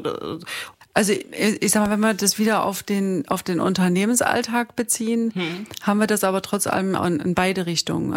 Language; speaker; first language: German; native; German